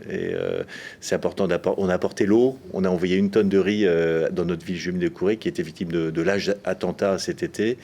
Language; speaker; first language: French; native; French